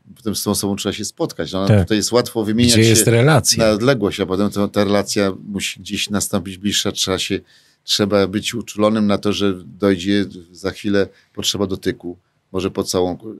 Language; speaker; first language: Polish; native; Polish